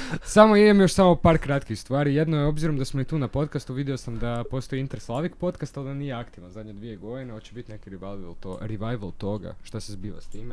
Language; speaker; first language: Croatian; native; Croatian